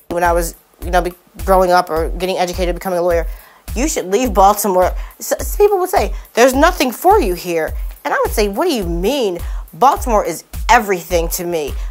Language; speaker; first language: English; native; English